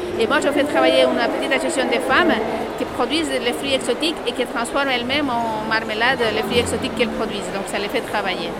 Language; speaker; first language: French; non-native, fluent; Spanish